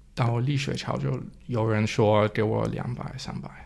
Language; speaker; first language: Chinese; non-native, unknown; Danish